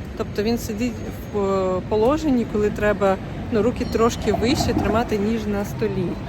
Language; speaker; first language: Ukrainian; native; Ukrainian